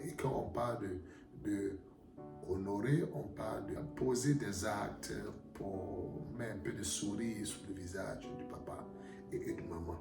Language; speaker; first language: French; non-native, fluent; Akan